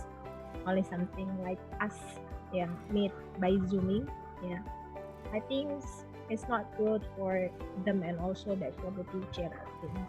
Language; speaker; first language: English; non-native, local second language; Indonesian